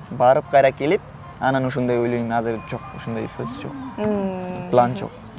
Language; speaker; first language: Kyrgyz; non-native, learner; Bangla